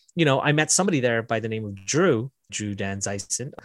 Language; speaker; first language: English; native; English